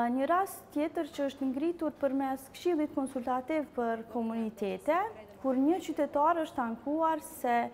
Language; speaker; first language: Albanian; native; Albanian